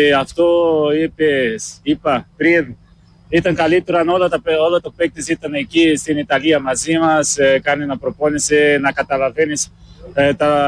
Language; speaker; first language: Greek; non-native, learner; Portuguese